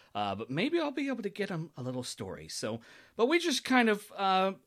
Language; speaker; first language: English; native; English